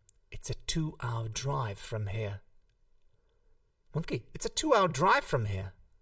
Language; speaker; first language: English; non-native, fluent; Hungarian